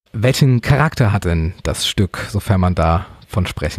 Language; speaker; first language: German; native; German